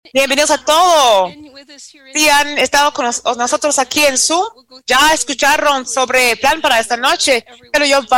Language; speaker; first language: Spanish; non-native, fluent; English